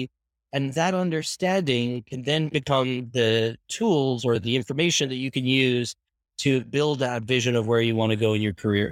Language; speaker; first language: English; native; English